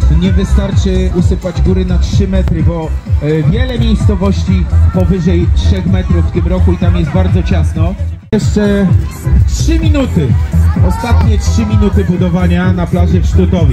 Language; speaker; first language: Polish; native; Polish